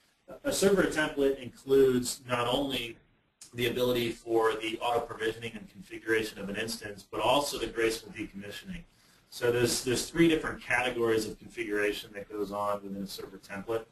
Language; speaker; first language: English; native; English